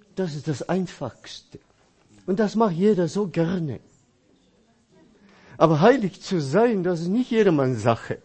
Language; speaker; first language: German; non-native, fluent; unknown